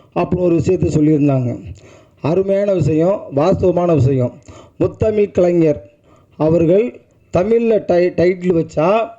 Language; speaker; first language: Tamil; native; Tamil